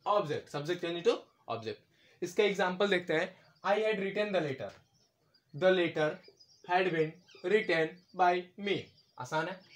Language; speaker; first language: Hindi; native; Hindi